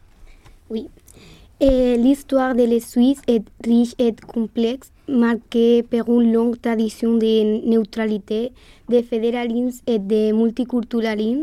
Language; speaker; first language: French; non-native, learner; Spanish